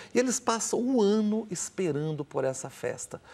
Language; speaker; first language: Portuguese; native; Portuguese